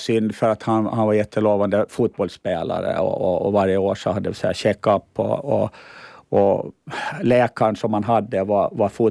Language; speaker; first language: Swedish; native; Swedish